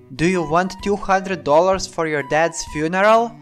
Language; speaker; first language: English; non-native, fluent; Lithuanian